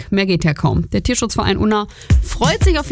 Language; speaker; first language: German; native; German